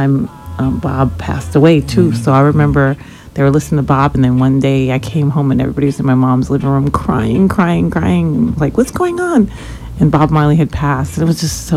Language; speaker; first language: English; early bilingual, other home language; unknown